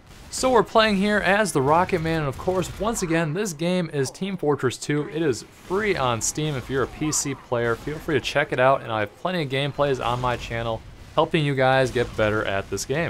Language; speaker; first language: English; native; English